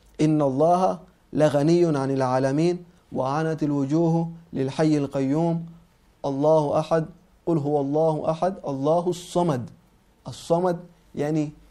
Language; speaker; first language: Swahili; native; Swahili